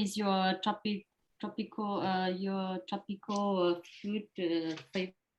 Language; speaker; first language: English; non-native, fluent; Vietnamese